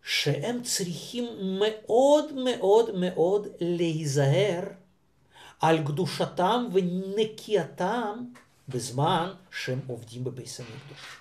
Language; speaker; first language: Hebrew; non-native, fluent; Russian